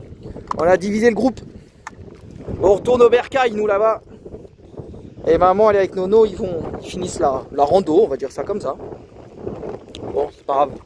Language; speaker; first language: French; native; French